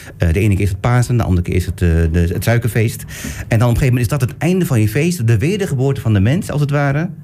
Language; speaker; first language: Dutch; early bilingual, other home language; Turkish